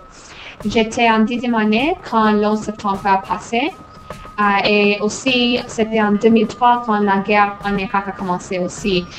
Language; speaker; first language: French; non-native, fluent; English